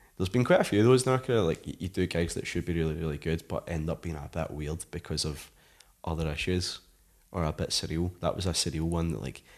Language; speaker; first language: English; native; English